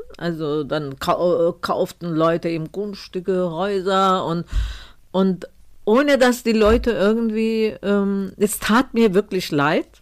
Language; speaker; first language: German; non-native, fluent; Turkish